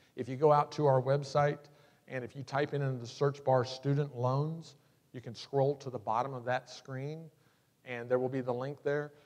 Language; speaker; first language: English; native; English